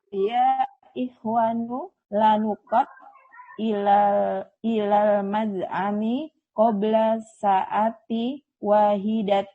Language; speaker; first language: Arabic; non-native, learner; Indonesian